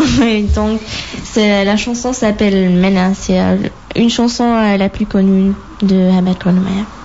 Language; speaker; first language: French; non-native, fluent; German